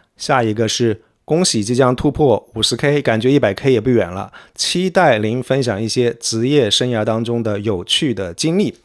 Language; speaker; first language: Chinese; native; Chinese